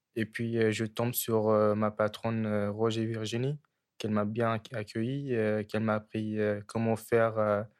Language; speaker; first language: French; early bilingual, other home language; Arabic